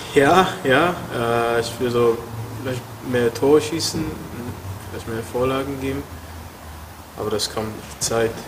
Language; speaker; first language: German; non-native, learner; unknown